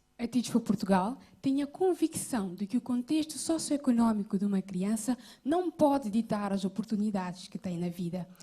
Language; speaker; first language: Portuguese; non-native, local second language; Kabuverdianu